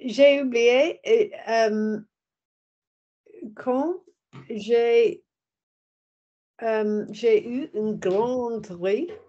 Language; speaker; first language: French; non-native, learner; English